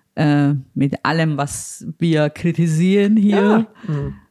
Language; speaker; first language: German; non-native, fluent; Persian